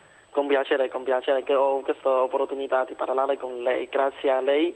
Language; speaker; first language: Italian; non-native, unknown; Chinese